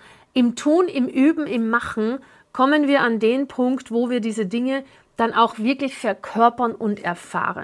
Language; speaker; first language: German; native; German